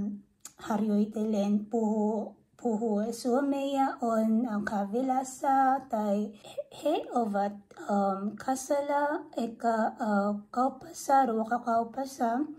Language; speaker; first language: Finnish; non-native, learner; Filipino